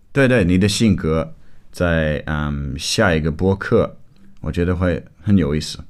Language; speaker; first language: Chinese; non-native, fluent; English